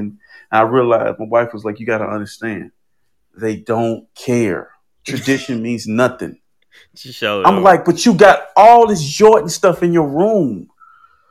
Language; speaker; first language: English; native; English